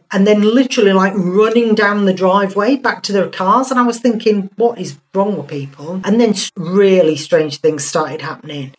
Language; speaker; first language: English; native; English